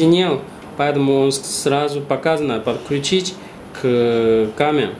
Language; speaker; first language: Russian; non-native, learner; Chinese